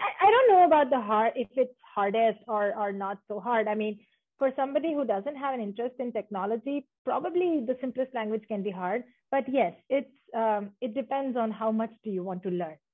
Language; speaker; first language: English; non-native, local second language; Hindi